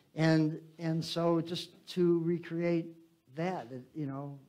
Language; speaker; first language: English; native; English